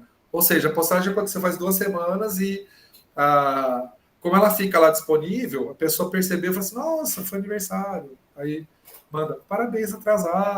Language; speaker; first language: Portuguese; native; Portuguese